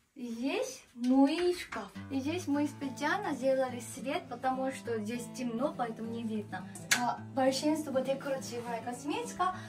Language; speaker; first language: Russian; non-native, learner; Korean